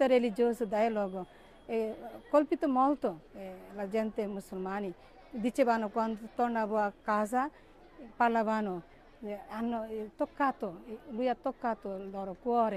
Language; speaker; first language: Italian; non-native, learner; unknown